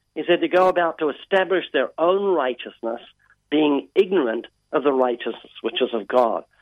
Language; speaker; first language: English; native; English